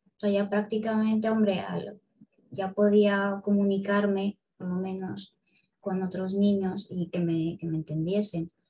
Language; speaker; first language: Spanish; early bilingual, other home language; Russian